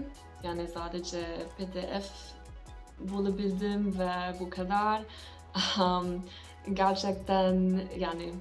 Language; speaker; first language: Turkish; non-native, learner; English